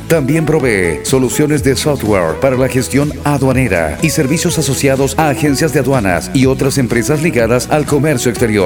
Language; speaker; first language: Spanish; native; Spanish